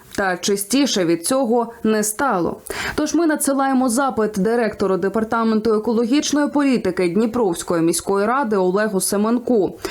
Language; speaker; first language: Ukrainian; native; Ukrainian